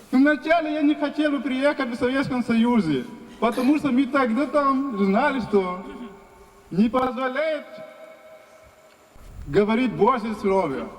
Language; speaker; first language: Russian; non-native, fluent; Portuguese